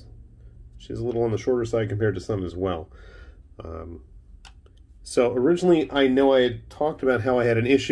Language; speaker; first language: English; native; English